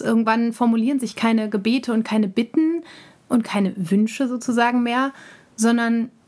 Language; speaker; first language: German; native; German